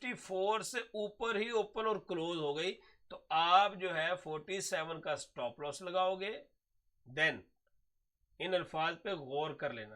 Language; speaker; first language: Hindi; non-native, local second language; Punjabi